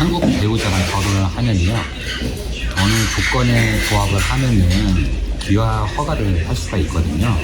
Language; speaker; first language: Korean; native; Korean